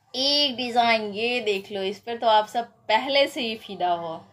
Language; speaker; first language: Hindi; native; Hindi